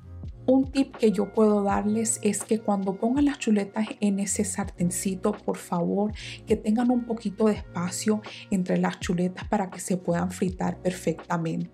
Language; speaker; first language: Spanish; non-native, fluent; English